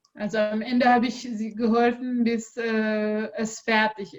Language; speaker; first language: German; non-native, learner; Indonesian